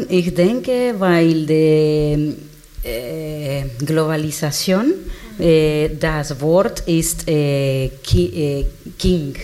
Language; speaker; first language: German; non-native, learner; Spanish